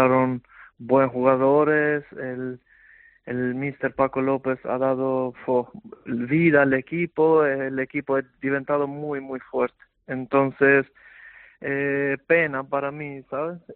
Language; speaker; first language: Spanish; non-native, fluent; Albanian